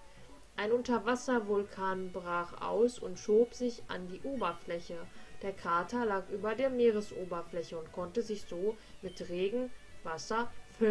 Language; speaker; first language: German; native; German